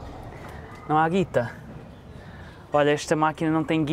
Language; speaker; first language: Portuguese; native; Portuguese